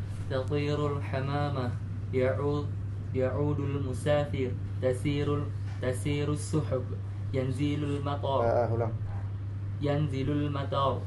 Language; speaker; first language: Arabic; non-native, learner; Indonesian